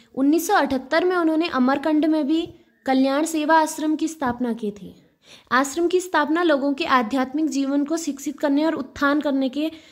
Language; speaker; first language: Hindi; native; Hindi